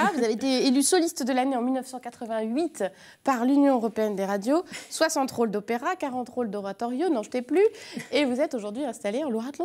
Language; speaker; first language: French; native; French